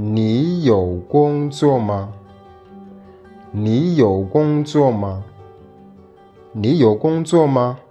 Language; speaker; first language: Chinese; non-native, fluent; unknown